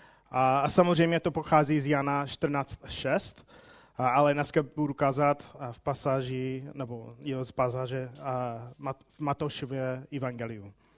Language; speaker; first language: Czech; non-native, fluent; English